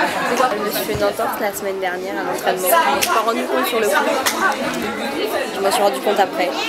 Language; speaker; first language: French; native; French